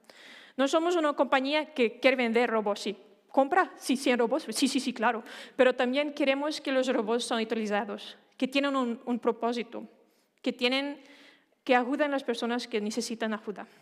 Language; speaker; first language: Spanish; non-native, fluent; Danish